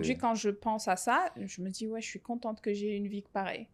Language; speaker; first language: French; native; French